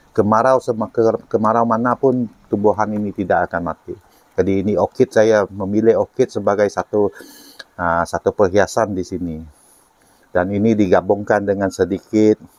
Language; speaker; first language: Malay; non-native, local second language; Chinese